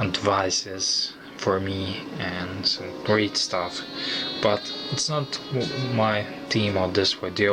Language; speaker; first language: English; non-native, fluent; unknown